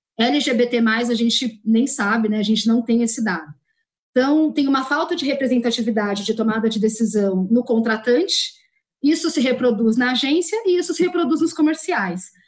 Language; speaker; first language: Portuguese; native; Portuguese